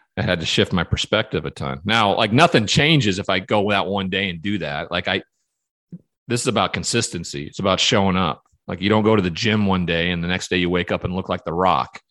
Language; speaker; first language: English; native; English